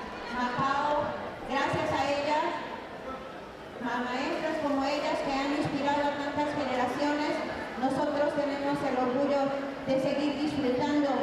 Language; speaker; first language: Spanish; native; Spanish